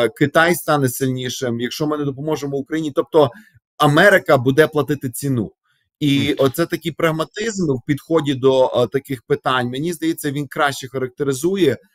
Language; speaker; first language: Ukrainian; native; Ukrainian